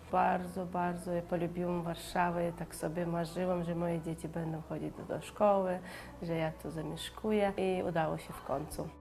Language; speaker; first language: Polish; non-native, fluent; Chechen